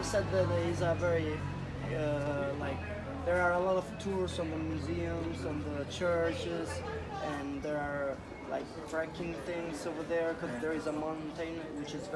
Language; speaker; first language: English; non-native, fluent; Italian